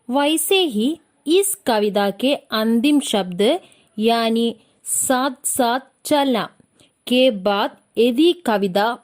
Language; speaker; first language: Hindi; non-native, local second language; Malayalam